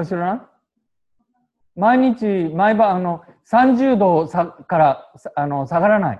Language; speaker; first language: Japanese; native; Japanese